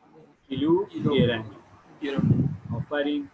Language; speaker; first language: Persian; non-native, fluent; Urdu